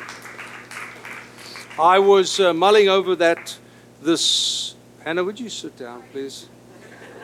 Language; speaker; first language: English; non-native, local second language; Afrikaans